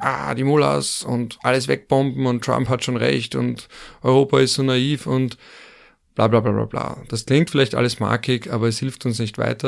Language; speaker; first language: German; native; German